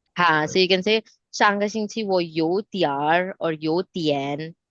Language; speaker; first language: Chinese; non-native, fluent; Hindi